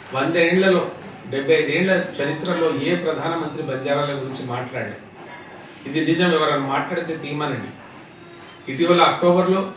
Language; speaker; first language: Telugu; non-native, local second language; Lambadi